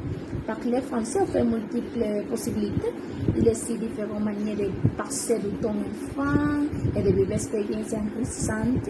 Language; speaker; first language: French; non-native, learner; Spanish